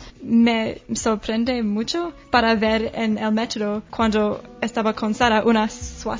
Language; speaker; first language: Spanish; non-native, learner; English